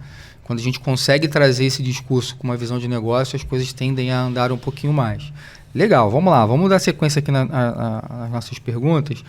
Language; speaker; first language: Portuguese; native; Portuguese